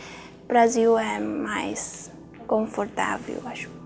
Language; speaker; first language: Portuguese; non-native, learner; Chinese